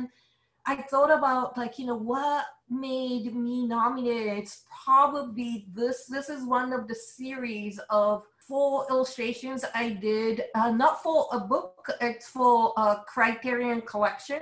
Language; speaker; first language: English; non-native, fluent; Japanese